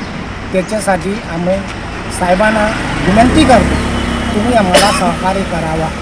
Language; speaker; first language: Marathi; non-native, local second language; Hindi